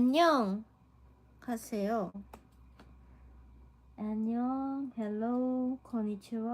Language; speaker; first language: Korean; non-native, learner; English